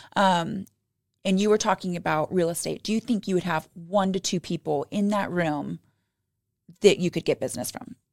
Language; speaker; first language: English; native; English